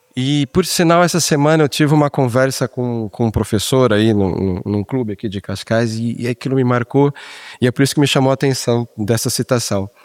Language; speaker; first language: Portuguese; native; Portuguese